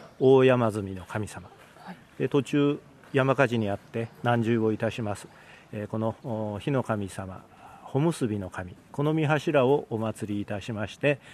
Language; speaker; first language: Japanese; native; Japanese